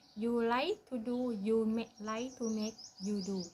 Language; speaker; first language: English; non-native, learner; Thai